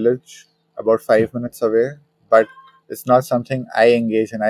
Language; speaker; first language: English; non-native, local second language; Hindi